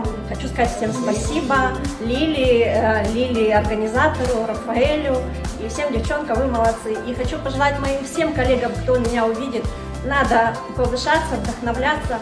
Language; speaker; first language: Russian; native; Russian